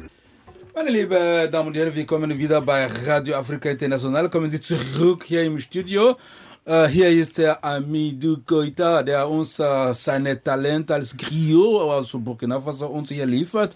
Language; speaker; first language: German; non-native, fluent; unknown